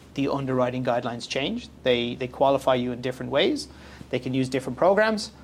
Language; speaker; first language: English; native; English